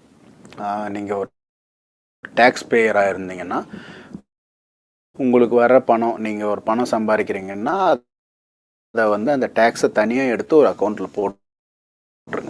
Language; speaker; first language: Tamil; native; Tamil